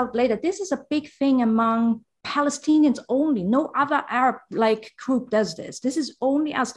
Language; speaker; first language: English; non-native, fluent; German